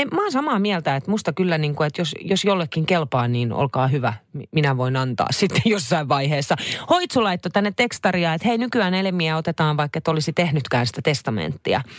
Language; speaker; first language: Finnish; native; Finnish